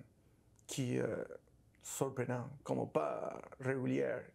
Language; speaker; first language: French; non-native, learner; Spanish